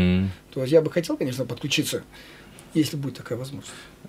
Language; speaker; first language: Russian; non-native, fluent; Azerbaijani